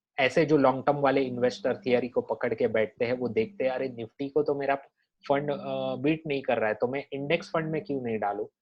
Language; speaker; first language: Hindi; non-native, local second language; Marathi